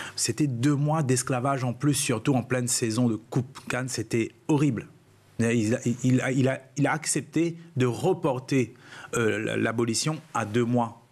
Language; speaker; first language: French; non-native, local second language; Réunion Creole French